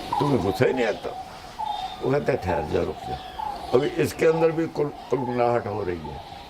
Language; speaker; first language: Hindi; non-native, local second language; Punjabi